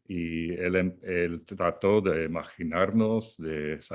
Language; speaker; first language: Spanish; non-native, fluent; English